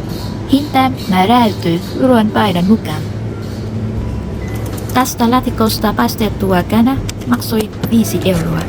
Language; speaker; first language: Finnish; non-native, learner; Vietnamese